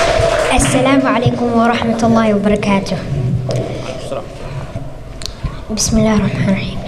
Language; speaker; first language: Arabic; non-native, learner; Somali